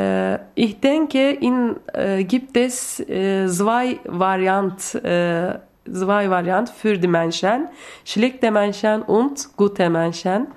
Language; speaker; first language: German; non-native, learner; Turkish